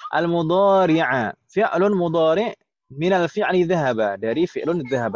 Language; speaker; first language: Arabic; non-native, fluent; Indonesian